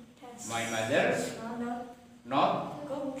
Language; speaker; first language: English; non-native, fluent; Indonesian